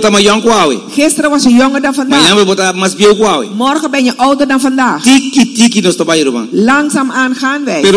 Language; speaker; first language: Dutch; non-native, fluent; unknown